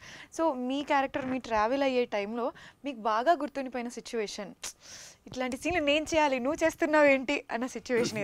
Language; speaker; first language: Telugu; native; Telugu